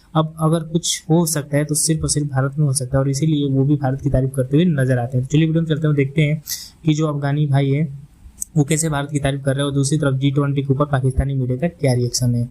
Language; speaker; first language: Hindi; native; Hindi